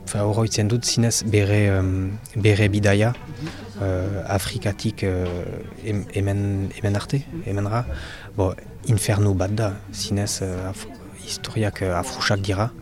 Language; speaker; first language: Basque; non-native, local second language; French